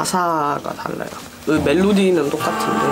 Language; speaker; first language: Korean; non-native, learner; Russian